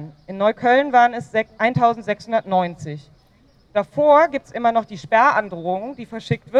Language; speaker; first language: German; native; German